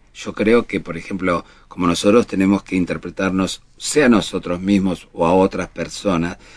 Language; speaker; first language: Spanish; native; Spanish